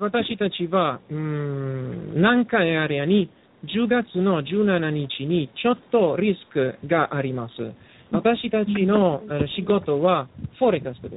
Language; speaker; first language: Japanese; non-native, learner; Italian